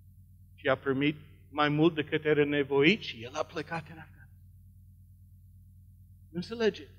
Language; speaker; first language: Romanian; non-native, learner; English